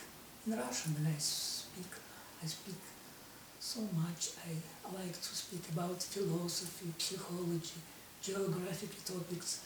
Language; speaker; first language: English; non-native, learner; Russian